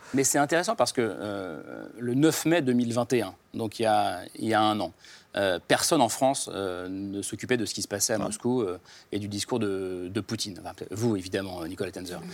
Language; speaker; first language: French; native; French